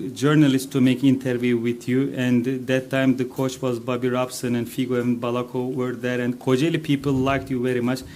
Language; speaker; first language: English; non-native, fluent; Turkish